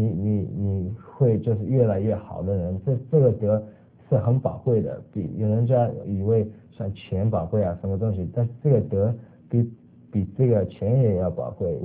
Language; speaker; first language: Chinese; early bilingual, other home language; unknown